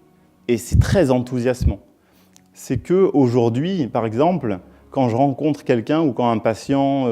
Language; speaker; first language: French; native; French